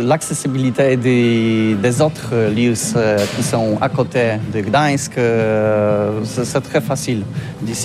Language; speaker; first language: French; non-native, learner; Polish